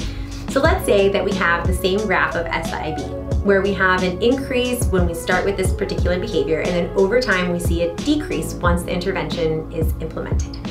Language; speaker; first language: English; native; English